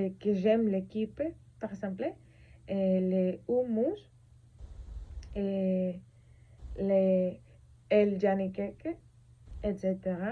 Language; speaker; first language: French; non-native, learner; Spanish